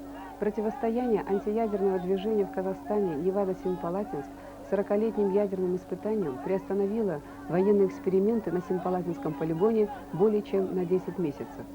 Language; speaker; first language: Russian; native; Russian